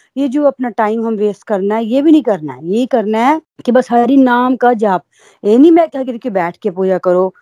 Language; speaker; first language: Hindi; native; Hindi